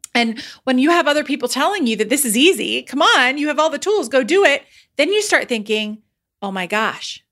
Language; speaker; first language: English; native; English